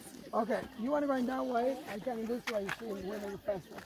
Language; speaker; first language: English; non-native, fluent; Italian